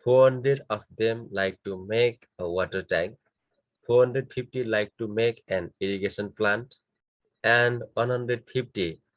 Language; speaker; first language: English; non-native, local second language; Nepali